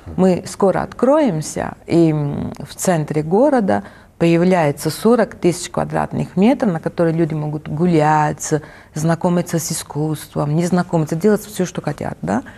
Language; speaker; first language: Russian; non-native, fluent; Italian